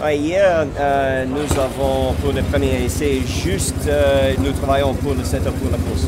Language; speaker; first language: French; non-native, learner; English